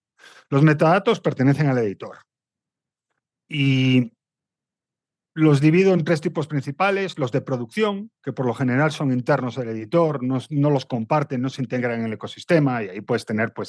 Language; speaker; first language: Spanish; native; Spanish